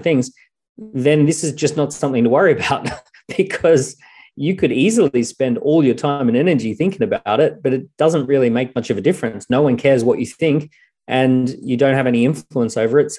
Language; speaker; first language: English; native; English